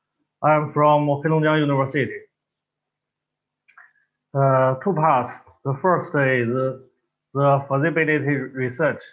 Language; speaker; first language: English; non-native, learner; Chinese